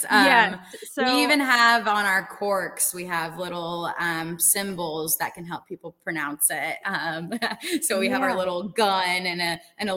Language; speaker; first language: English; native; English